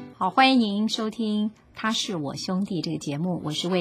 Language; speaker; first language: Chinese; native; Chinese